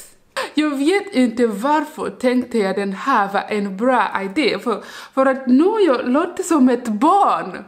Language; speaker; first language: Swedish; non-native, learner; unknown